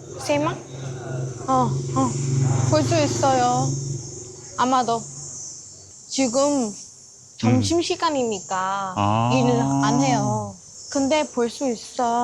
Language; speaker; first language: Korean; non-native, learner; Vietnamese